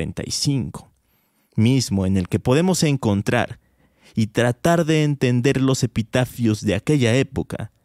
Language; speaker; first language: Spanish; native; Spanish